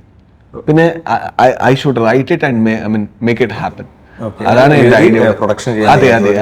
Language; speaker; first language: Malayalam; non-native, learner; Kannada